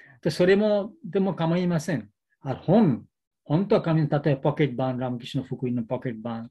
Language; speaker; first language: Japanese; non-native, learner; Bangla